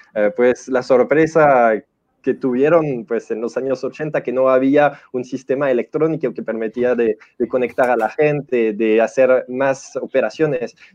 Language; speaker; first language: Spanish; non-native, fluent; French